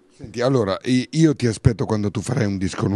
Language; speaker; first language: Italian; native; Italian